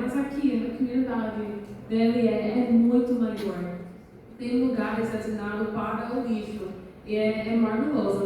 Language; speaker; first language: Portuguese; non-native, learner; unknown